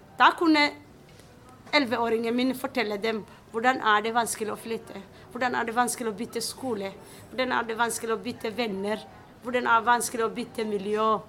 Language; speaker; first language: Norwegian; non-native, fluent; Somali